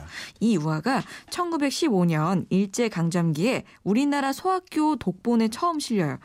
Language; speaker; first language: Korean; native; Korean